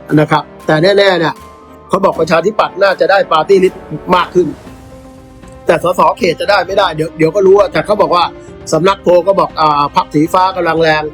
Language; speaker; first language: Thai; native; Thai